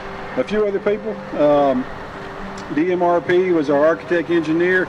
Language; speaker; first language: English; native; English